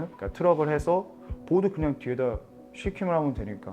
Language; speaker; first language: Korean; early bilingual, heritage; Korean